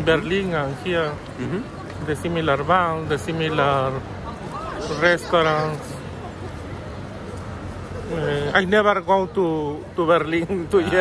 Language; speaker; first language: English; non-native, learner; Spanish